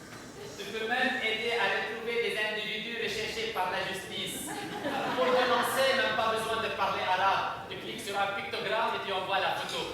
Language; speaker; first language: French; non-native, local second language; Arabic